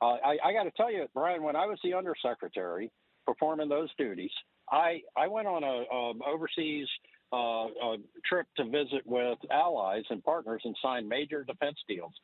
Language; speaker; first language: English; native; English